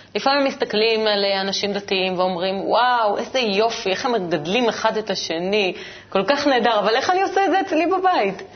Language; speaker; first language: Hebrew; native; Hebrew